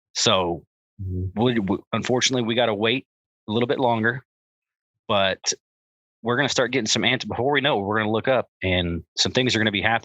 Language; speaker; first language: English; native; English